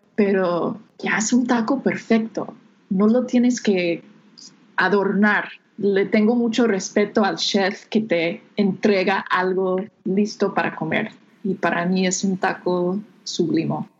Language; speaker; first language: Spanish; non-native, fluent; English